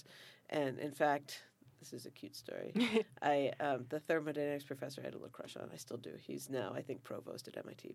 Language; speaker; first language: English; native; English